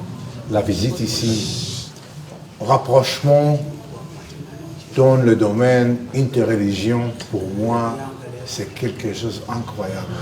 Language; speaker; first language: French; non-native, learner; Hebrew